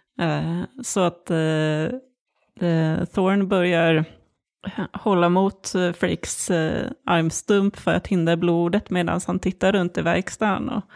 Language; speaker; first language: Swedish; native; Swedish